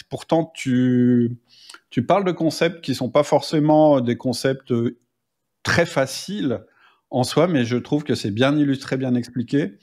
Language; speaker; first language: French; native; French